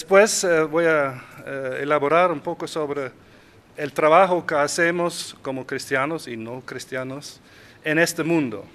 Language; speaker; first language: Spanish; non-native, fluent; Dutch